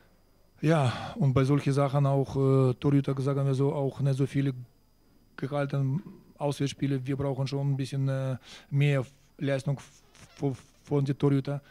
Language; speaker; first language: German; non-native, fluent; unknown